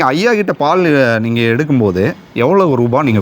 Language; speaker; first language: Tamil; native; Tamil